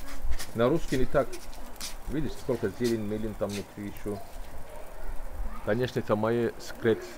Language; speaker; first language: Russian; non-native, learner; Turkish